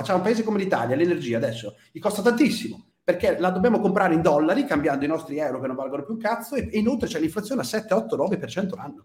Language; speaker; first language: Italian; native; Italian